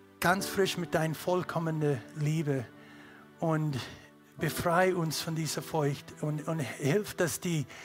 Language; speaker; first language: German; non-native, learner; English